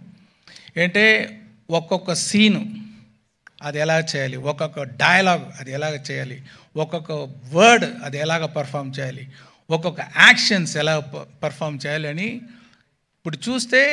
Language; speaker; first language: Telugu; non-native, local second language; Tamil